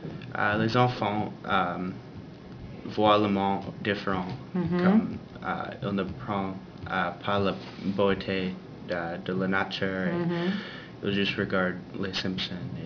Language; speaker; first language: French; non-native, learner; English